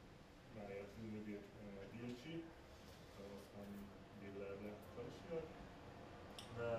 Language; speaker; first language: Turkish; non-native, fluent; Hungarian